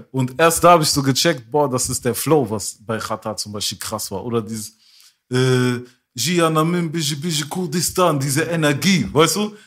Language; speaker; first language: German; early bilingual, other home language; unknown